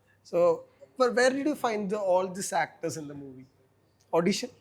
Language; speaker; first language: English; non-native, local second language; Malayalam